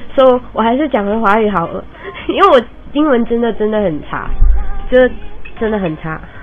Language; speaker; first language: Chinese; native; Chinese